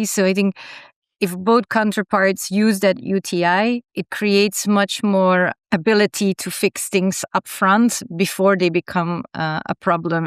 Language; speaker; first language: English; non-native, fluent; German